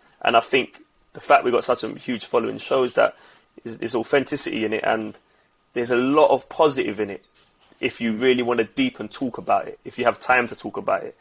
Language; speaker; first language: English; native; English